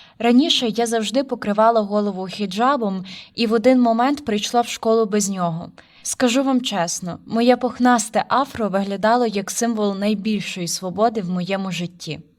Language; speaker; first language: Ukrainian; early bilingual, heritage; Ukrainian